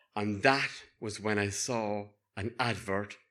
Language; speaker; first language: English; native; English